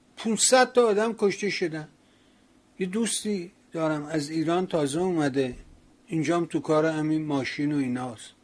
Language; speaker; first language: Persian; native; Persian